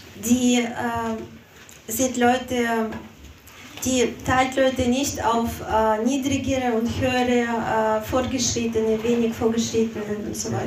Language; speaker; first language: German; non-native, fluent; Russian